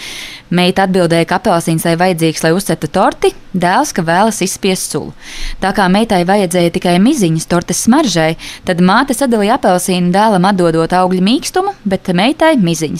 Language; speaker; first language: Latvian; native; Latvian